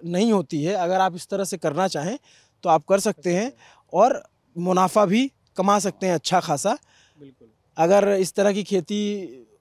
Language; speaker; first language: Hindi; native; Hindi